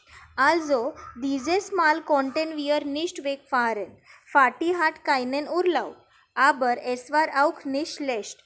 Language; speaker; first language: German; non-native, learner; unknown